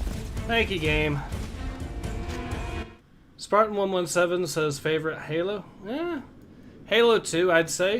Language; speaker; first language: English; native; English